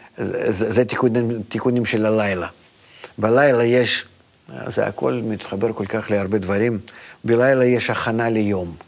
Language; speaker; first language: Hebrew; non-native, fluent; Russian